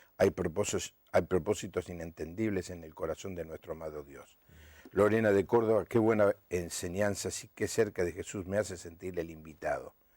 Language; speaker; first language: Spanish; native; Spanish